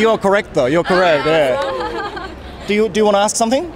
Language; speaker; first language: English; non-native, fluent; Japanese